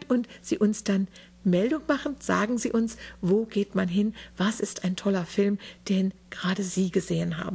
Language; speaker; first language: German; native; German